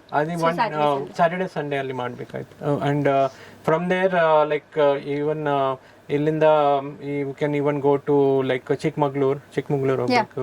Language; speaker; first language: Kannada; non-native, learner; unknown